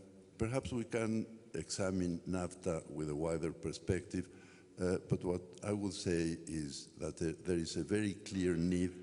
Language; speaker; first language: English; non-native, fluent; Spanish